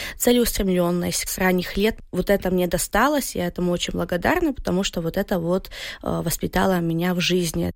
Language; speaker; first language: Russian; early bilingual, heritage; Russian